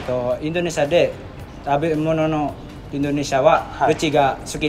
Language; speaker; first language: Japanese; non-native, learner; Indonesian